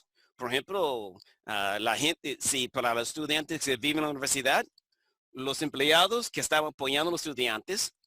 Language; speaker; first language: Spanish; non-native, fluent; English